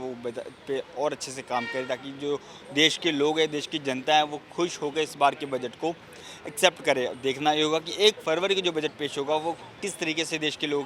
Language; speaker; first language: Hindi; native; Hindi